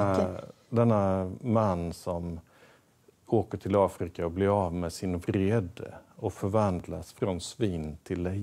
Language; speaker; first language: Swedish; native; Swedish